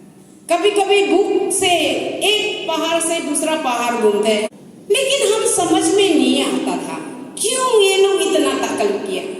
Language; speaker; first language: Hindi; non-native, local second language; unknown